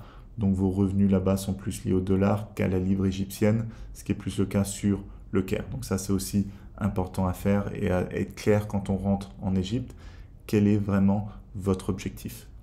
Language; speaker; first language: French; native; French